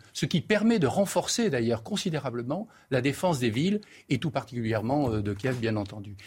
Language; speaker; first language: French; native; French